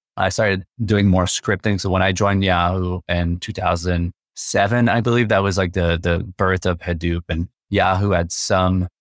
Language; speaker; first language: English; non-native, fluent; French